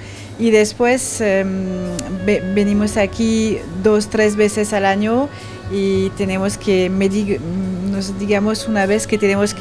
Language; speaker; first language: Spanish; non-native, learner; French